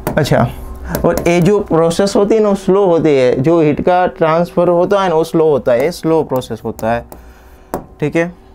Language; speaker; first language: Hindi; non-native, local second language; Gujarati